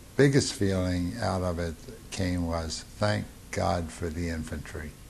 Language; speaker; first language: English; native; English